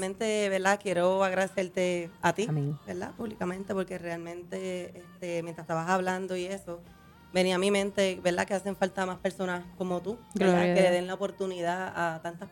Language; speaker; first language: Spanish; native; Spanish